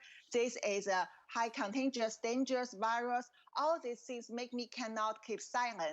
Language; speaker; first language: English; non-native, fluent; Chinese